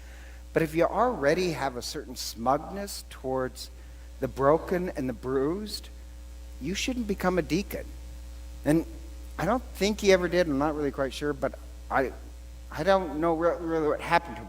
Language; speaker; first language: English; native; English